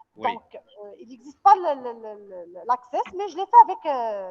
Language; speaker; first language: French; non-native, local second language; Arabic